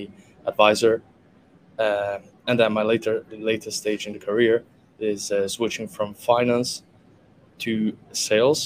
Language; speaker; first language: English; non-native, fluent; Italian